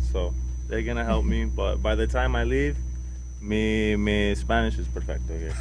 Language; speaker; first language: English; native; English